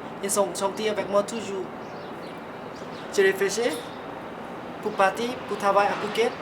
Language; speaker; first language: French; non-native, learner; Thai